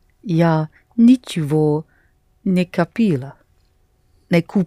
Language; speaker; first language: Russian; non-native, learner; English